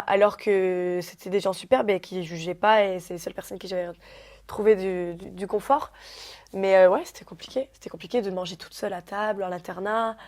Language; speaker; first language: French; early bilingual, other home language; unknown